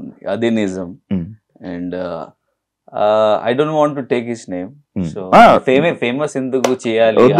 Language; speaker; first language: Telugu; non-native, learner; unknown